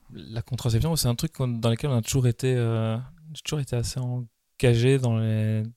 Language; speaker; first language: French; native; French